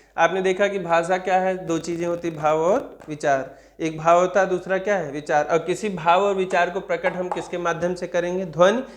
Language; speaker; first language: Hindi; native; Hindi